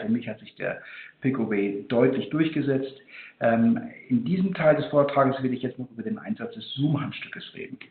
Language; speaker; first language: German; native; German